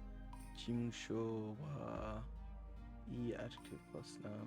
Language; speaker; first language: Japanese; non-native, learner; English